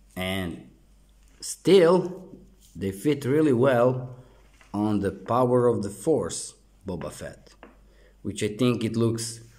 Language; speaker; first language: English; non-native, fluent; Croatian